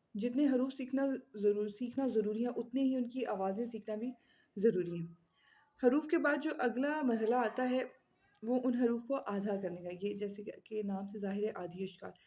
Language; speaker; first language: Urdu; native; Urdu